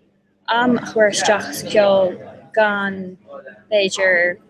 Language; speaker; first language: Irish; non-native, local second language; English